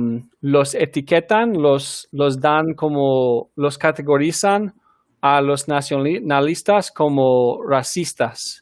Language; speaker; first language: Spanish; non-native, fluent; English